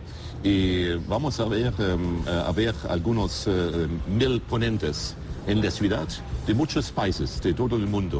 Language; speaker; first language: Spanish; non-native, learner; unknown